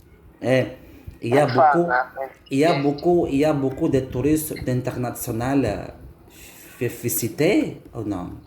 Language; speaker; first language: French; non-native, learner; Indonesian